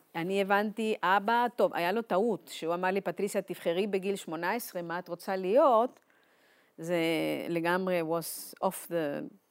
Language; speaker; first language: Hebrew; non-native, fluent; Spanish